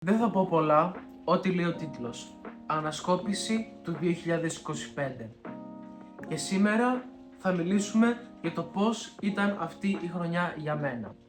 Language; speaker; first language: Greek; early bilingual, other home language; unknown